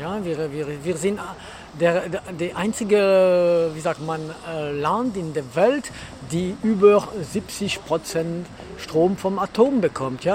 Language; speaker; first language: German; non-native, learner; French